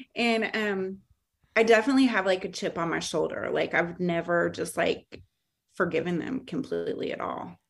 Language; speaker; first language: English; native; English